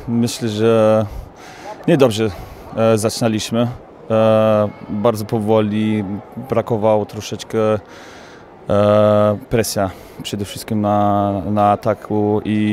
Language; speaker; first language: Polish; non-native, fluent; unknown